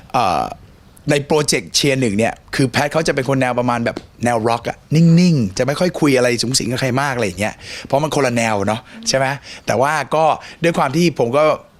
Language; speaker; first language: Thai; early bilingual, heritage; Thai